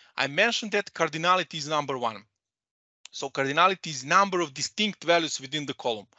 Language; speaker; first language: English; non-native, fluent; Serbian